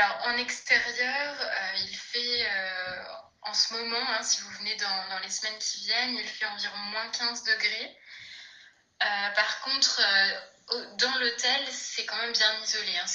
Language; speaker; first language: French; native; French